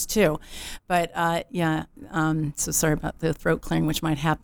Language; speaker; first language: English; native; English